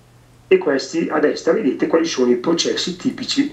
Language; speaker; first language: Italian; native; Italian